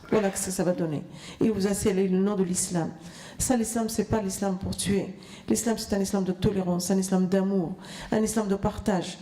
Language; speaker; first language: French; non-native, fluent; Arabic